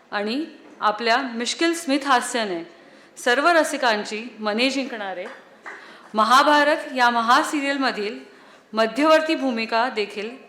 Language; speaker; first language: Marathi; native; Marathi